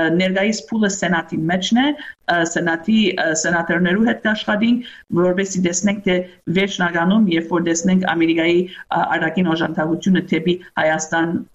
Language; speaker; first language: Armenian; early bilingual, heritage; Armenian